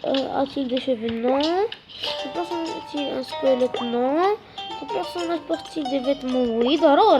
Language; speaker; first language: French; non-native, local second language; Arabic